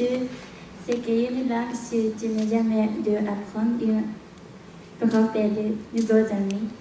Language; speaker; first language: French; non-native, fluent; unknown